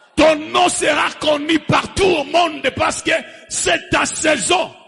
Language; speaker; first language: French; non-native, local second language; Swahili